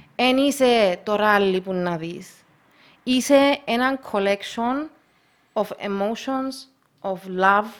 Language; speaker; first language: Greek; early bilingual, other home language; Russian